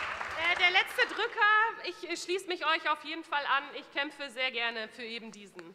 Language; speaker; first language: German; native; German